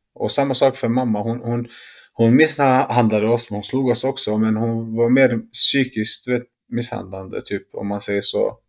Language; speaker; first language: Swedish; early bilingual, other home language; Arabic